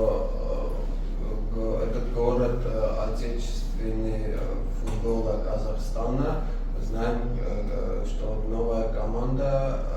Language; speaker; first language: Russian; non-native, fluent; Armenian